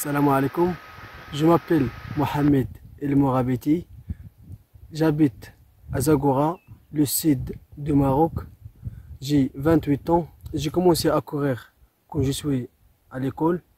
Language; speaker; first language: French; non-native, local second language; Arabic